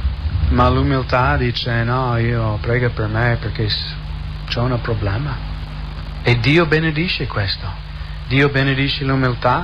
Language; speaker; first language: Italian; non-native, fluent; English